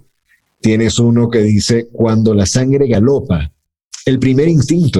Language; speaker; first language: Spanish; native; Spanish